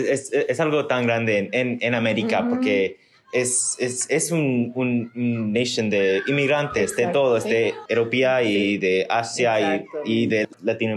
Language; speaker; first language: Spanish; early bilingual, heritage; Spanish